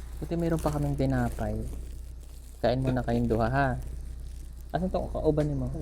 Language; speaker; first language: Filipino; native; Filipino